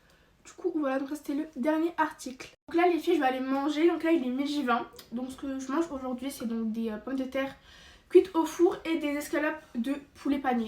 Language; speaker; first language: French; native; French